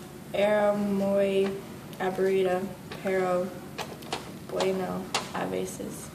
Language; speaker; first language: Spanish; non-native, learner; English